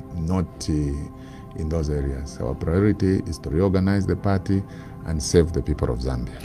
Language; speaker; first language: English; non-native, local second language; Bemba